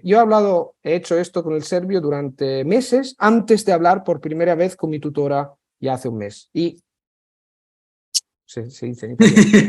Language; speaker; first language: Spanish; non-native, fluent; Italian